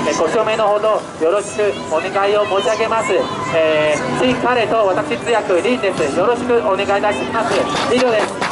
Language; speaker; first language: Japanese; non-native, fluent; Chinese